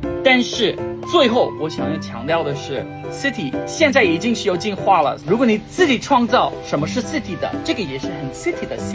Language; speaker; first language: Chinese; non-native, fluent; English